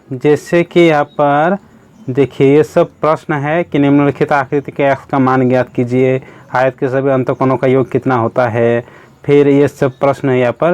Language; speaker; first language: Hindi; native; Hindi